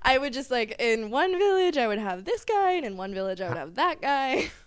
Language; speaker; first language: English; native; English